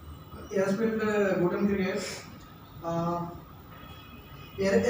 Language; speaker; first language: German; non-native, learner; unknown